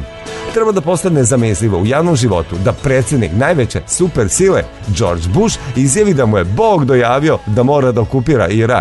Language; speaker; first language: Serbian; native; Serbian